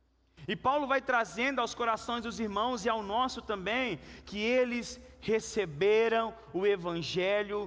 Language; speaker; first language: Portuguese; native; Portuguese